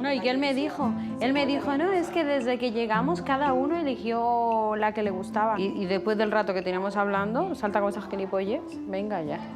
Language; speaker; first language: Spanish; native; Spanish